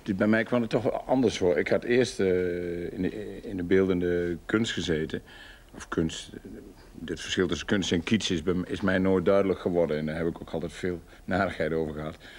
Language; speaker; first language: Dutch; native; Dutch